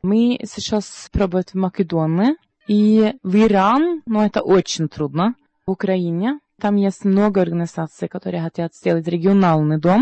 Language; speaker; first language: Russian; non-native, learner; Norwegian